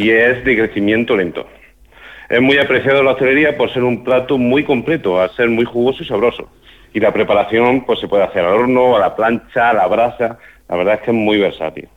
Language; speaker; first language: Spanish; native; Spanish